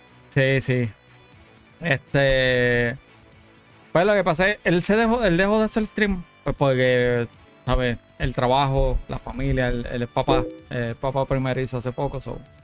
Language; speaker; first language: Spanish; native; Spanish